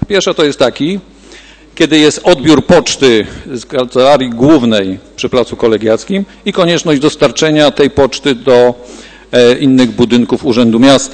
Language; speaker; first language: Polish; native; Polish